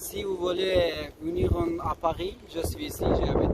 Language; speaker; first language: French; non-native, learner; Persian